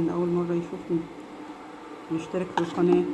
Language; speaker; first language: Arabic; native; Arabic